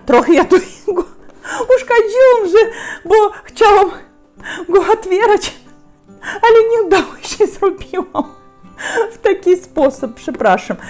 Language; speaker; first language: Polish; non-native, learner; Russian